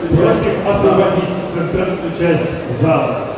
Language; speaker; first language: Russian; native; Russian